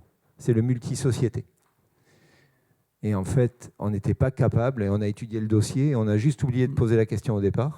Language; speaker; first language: French; native; French